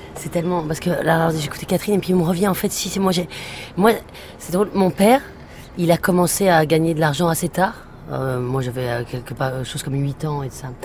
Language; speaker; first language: French; native; French